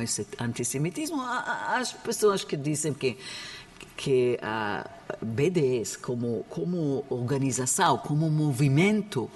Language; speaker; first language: Portuguese; non-native, learner; Hebrew